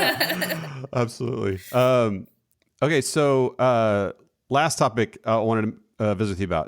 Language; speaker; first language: English; native; English